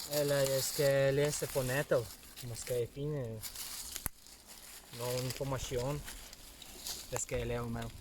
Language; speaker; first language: Danish; non-native, learner; Ukrainian